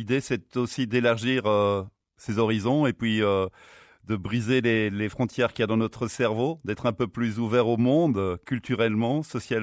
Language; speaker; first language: French; native; French